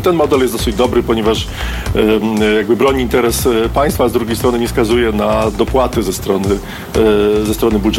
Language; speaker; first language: Polish; native; Polish